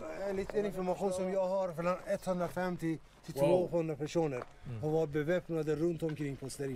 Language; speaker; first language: Swedish; non-native, learner; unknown